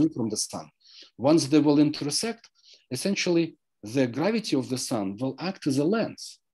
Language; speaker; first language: English; non-native, fluent; Russian